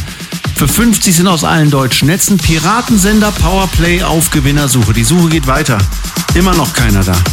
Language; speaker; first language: German; native; German